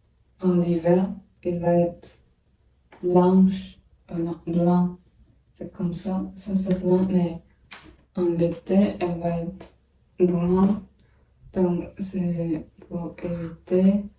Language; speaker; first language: French; non-native, learner; Chinese